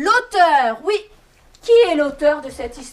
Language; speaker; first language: French; native; French